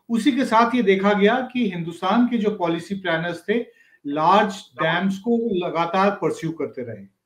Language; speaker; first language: Hindi; native; Hindi